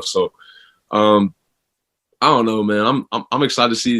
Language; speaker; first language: English; native; English